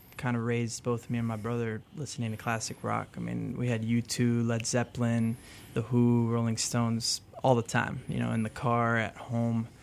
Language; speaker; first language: English; early bilingual, other home language; French